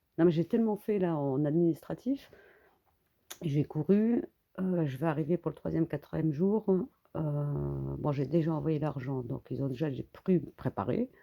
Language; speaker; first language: French; early bilingual, other home language; Kabyle